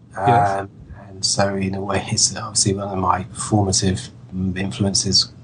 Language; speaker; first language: English; native; English